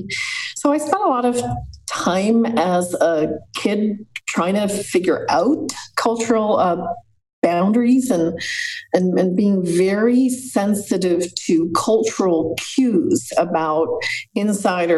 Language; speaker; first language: English; native; English